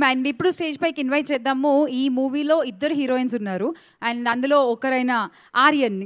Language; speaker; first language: Telugu; native; Telugu